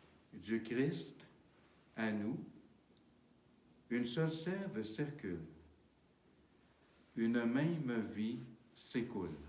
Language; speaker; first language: French; native; French